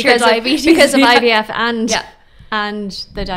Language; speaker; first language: English; native; English